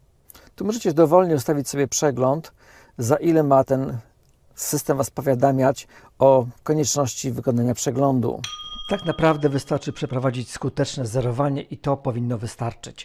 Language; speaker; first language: Polish; native; Polish